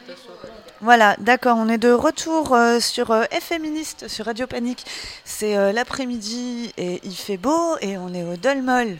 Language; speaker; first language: French; native; French